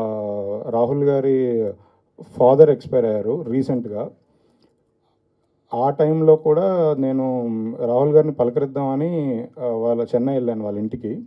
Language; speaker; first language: Telugu; native; Telugu